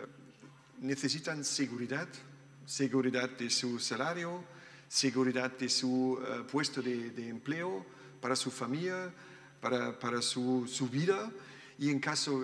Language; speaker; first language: Spanish; non-native, learner; German